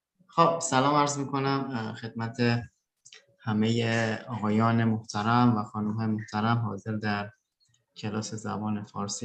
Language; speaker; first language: Persian; non-native, fluent; Indonesian